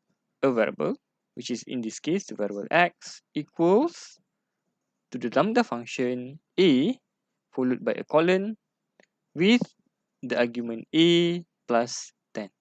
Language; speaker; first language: English; non-native, local second language; Malay